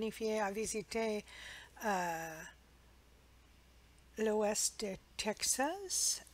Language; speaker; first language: French; non-native, learner; English